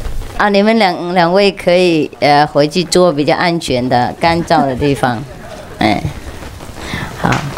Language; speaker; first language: Chinese; non-native, fluent; Vietnamese